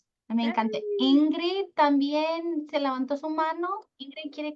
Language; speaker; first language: Spanish; early bilingual, heritage; Spanish